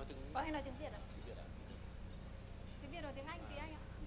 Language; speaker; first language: Vietnamese; native; Vietnamese